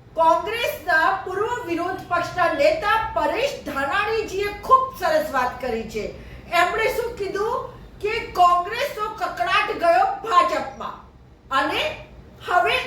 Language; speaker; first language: Gujarati; native; Gujarati